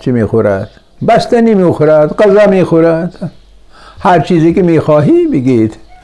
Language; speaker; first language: Persian; non-native, fluent; Urdu